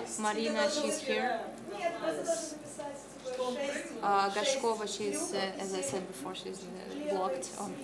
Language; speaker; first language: English; non-native, learner; Russian